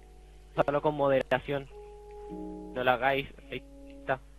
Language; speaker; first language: Spanish; native; Spanish